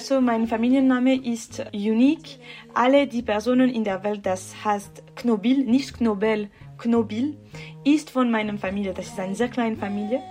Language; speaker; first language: German; non-native, learner; French